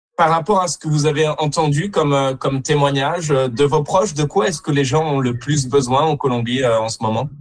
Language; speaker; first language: French; native; French